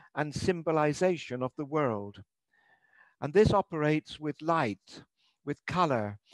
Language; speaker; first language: English; native; English